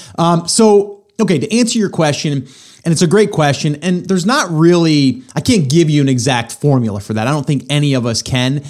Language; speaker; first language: English; native; English